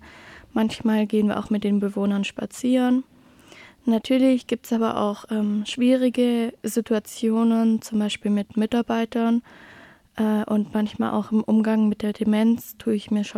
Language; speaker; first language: German; native; German